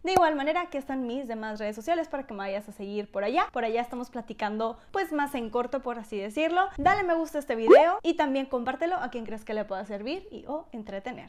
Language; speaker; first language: Spanish; native; Spanish